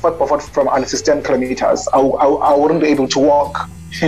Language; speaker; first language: English; non-native, local second language; Xhosa